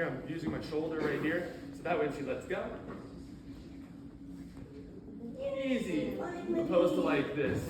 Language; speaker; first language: English; native; English